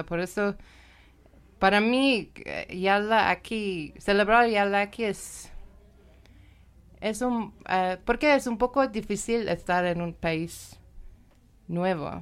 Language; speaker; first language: Spanish; non-native, learner; Persian